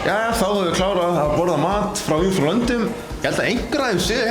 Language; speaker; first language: Icelandic; native; Icelandic